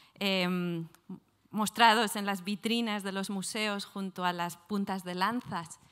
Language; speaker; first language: Spanish; native; Spanish